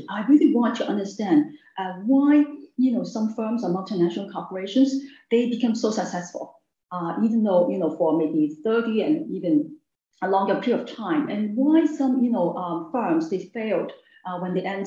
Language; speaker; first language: English; non-native, local second language; Cantonese